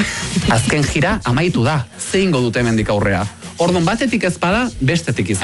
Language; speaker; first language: Basque; native; Basque